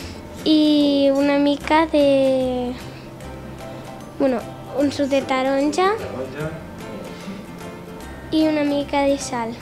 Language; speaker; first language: Catalan; non-native, local second language; Spanish